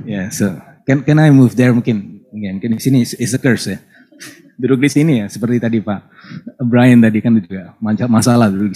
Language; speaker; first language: Indonesian; native; Indonesian